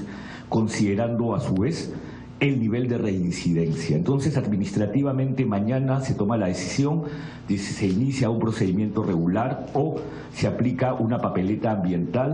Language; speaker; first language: Spanish; native; Spanish